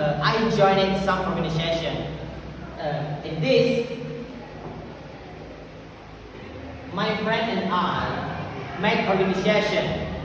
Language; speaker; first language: English; non-native, learner; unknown